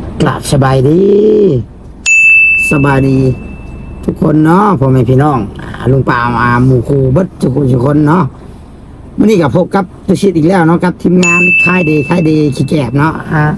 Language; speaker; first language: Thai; non-native, local second language; Lao